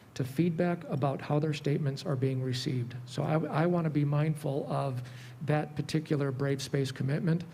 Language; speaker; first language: English; native; English